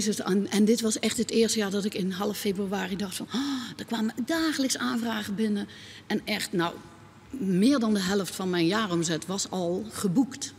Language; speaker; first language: Dutch; native; Dutch